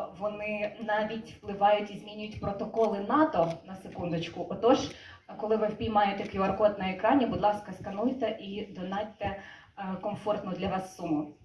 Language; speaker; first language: Ukrainian; native; Ukrainian